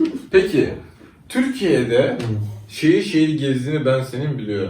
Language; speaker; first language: Turkish; native; Turkish